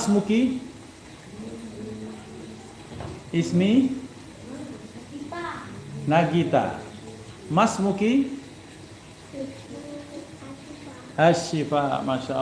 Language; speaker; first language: Arabic; non-native, fluent; Indonesian